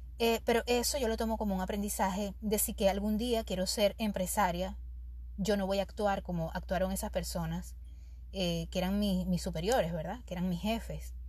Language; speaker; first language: Spanish; native; Spanish